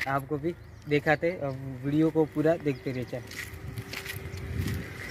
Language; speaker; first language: Hindi; native; Hindi